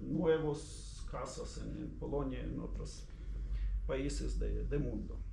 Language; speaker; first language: Spanish; non-native, learner; Ukrainian